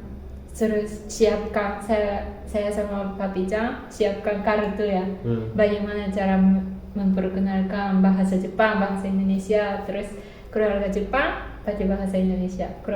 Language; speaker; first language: Indonesian; non-native, learner; Japanese